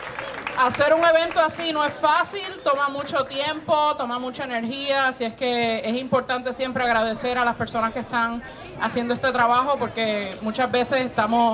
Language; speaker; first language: Spanish; native; Spanish